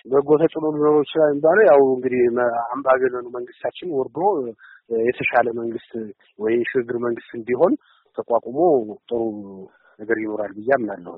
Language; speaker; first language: Amharic; native; Amharic